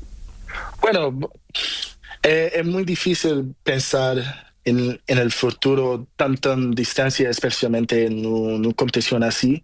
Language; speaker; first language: Spanish; non-native, learner; Portuguese